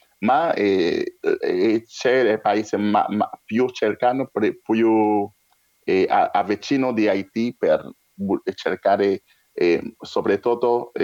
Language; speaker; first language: Italian; non-native, learner; French